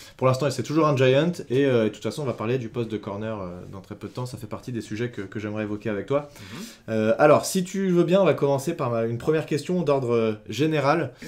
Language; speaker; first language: French; native; French